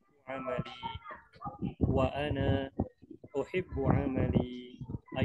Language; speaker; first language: Arabic; non-native, fluent; Indonesian